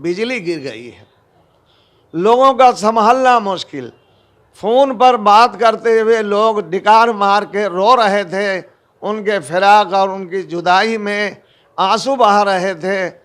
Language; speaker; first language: Urdu; native; Urdu